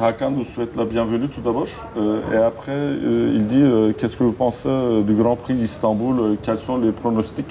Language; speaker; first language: French; non-native, fluent; Turkish